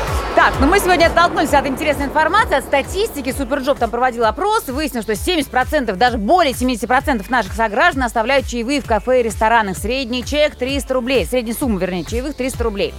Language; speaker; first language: Russian; native; Russian